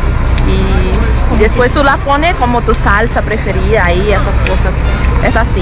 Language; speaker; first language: Spanish; non-native, fluent; Portuguese